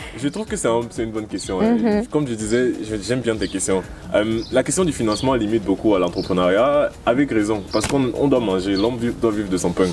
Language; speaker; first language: French; native; French